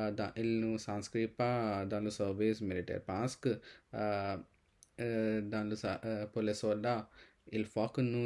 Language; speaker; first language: French; non-native, learner; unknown